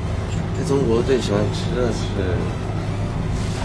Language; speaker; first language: Chinese; early bilingual, heritage; Chinese